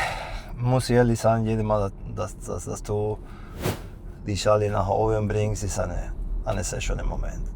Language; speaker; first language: German; non-native, fluent; Spanish